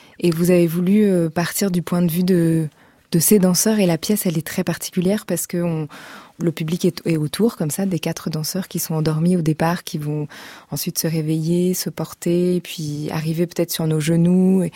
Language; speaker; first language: French; native; French